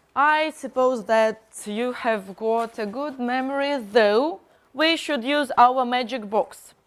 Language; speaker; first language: English; non-native, fluent; Russian